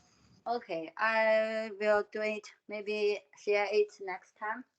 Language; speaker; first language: English; non-native, fluent; Chinese